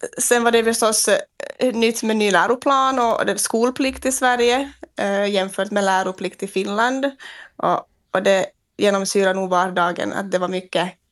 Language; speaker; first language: Swedish; native; Swedish